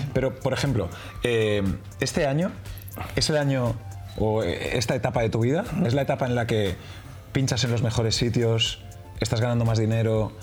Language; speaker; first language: Spanish; native; Spanish